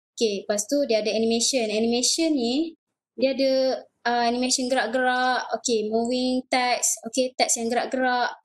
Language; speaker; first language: Malay; native; Malay